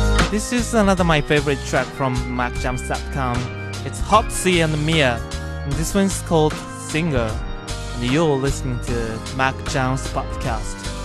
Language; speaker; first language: English; non-native, fluent; Japanese